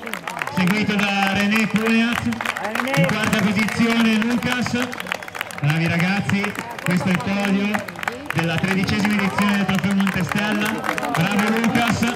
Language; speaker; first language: Italian; native; Italian